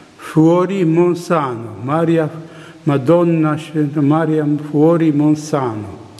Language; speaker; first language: Italian; non-native, learner; Polish